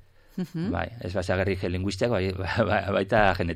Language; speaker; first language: Basque; non-native, local second language; Spanish